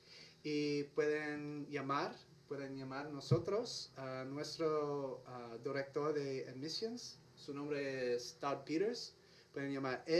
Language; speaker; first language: Spanish; non-native, learner; English